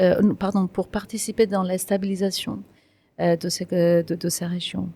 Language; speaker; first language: French; non-native, fluent; Kurdish